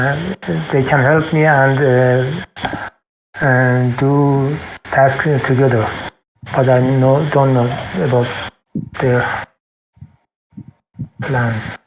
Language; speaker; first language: English; non-native, fluent; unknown